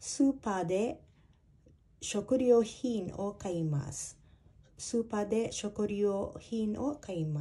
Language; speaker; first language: Japanese; non-native, fluent; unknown